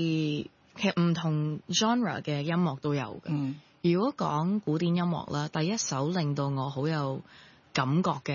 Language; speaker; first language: Cantonese; native; Cantonese